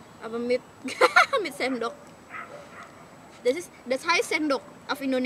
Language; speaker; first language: German; non-native, learner; Indonesian